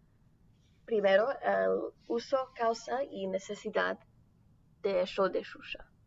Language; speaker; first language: Spanish; non-native, learner; English